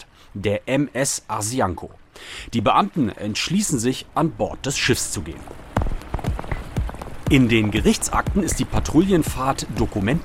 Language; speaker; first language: German; native; German